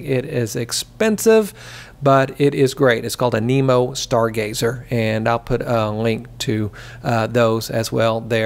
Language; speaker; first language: English; native; English